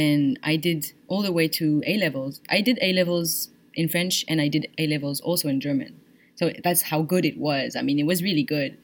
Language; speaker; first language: English; non-native, fluent; French